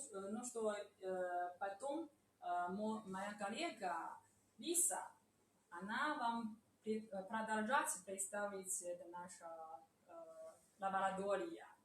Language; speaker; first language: Russian; non-native, learner; Chinese